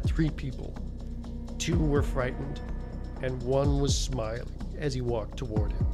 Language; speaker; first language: English; native; English